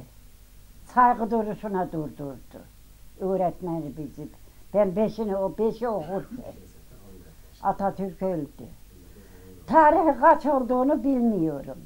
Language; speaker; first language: Turkish; native; Turkish